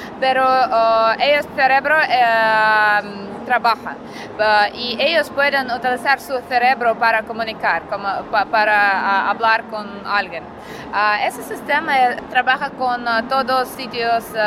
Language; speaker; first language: Spanish; non-native, learner; Russian